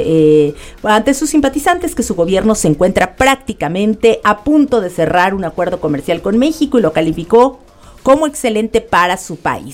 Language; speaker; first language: Spanish; native; Spanish